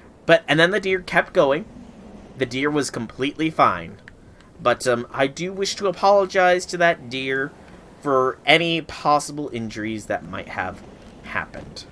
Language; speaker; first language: English; native; English